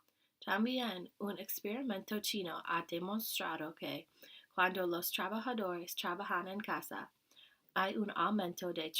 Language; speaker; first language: Spanish; non-native, learner; English